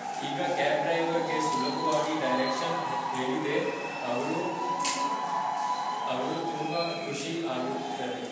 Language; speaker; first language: Kannada; non-native, learner; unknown